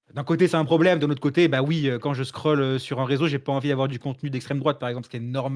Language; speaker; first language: French; native; French